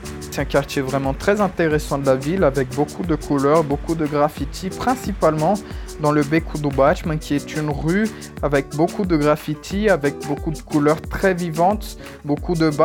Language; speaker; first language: French; non-native, fluent; Portuguese